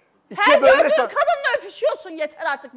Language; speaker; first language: Turkish; native; Turkish